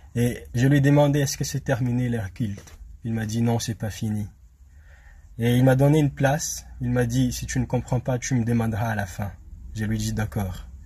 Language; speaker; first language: French; non-native, local second language; Malagasy